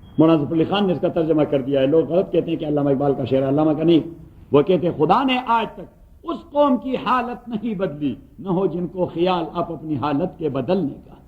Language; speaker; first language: Urdu; non-native, local second language; Pashto